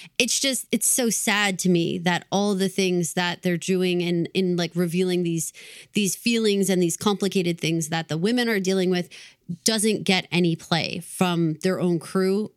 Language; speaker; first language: English; native; English